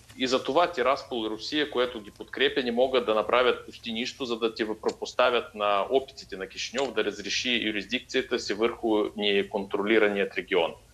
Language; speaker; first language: Bulgarian; early bilingual, heritage; Bulgarian